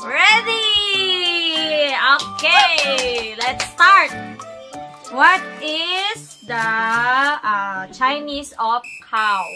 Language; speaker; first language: English; non-native, local second language; Filipino